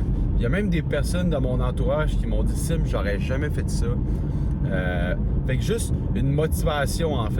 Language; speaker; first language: French; native; French